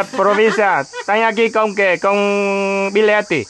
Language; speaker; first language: Portuguese; non-native, learner; Vietnamese